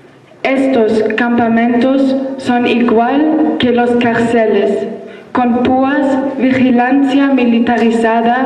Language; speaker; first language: Spanish; non-native, learner; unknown